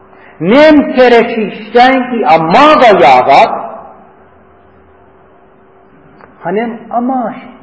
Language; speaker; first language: Hungarian; non-native, fluent; English